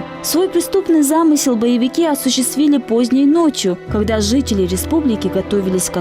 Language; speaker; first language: Russian; native; Russian